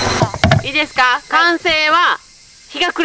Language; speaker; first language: Japanese; native; Japanese